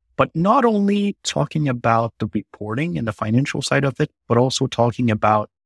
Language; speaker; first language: English; non-native, fluent; French